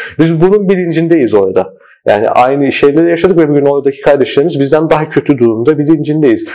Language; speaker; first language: Turkish; early bilingual, heritage; Turkish